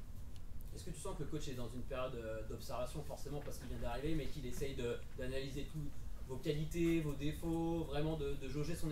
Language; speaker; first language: French; native; French